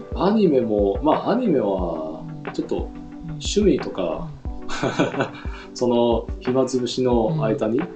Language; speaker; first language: Japanese; non-native, fluent; Chinese